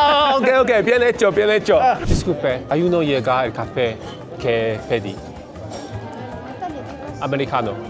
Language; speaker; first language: Spanish; non-native, learner; Chinese